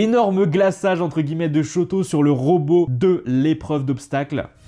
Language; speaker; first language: French; native; French